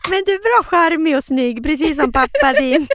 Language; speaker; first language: Swedish; native; Swedish